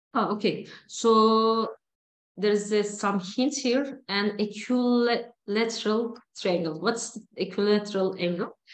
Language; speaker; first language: English; non-native, fluent; Turkish